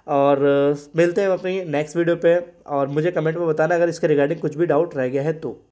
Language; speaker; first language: Hindi; native; Hindi